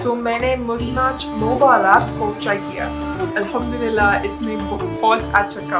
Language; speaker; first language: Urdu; non-native, learner; English